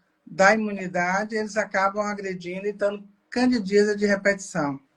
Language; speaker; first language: Portuguese; native; Portuguese